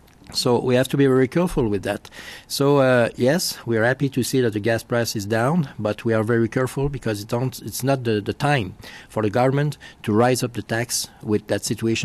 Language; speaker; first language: English; non-native, fluent; French